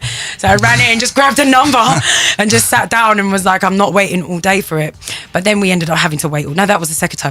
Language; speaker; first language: English; native; English